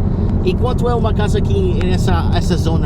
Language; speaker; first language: Portuguese; non-native, learner; English